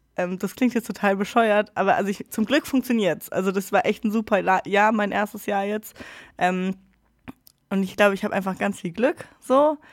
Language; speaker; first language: German; native; German